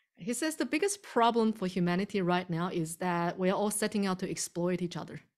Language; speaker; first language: English; early bilingual, other home language; Chinese